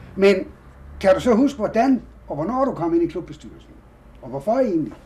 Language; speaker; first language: Danish; native; Danish